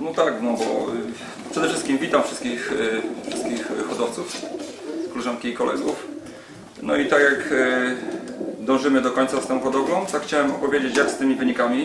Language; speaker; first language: Polish; native; Polish